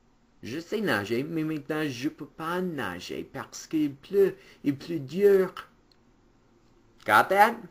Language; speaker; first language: French; non-native, fluent; English